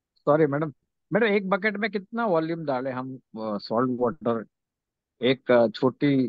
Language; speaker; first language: Hindi; non-native, local second language; Gujarati